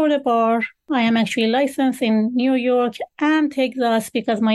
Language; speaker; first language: English; non-native, fluent; Persian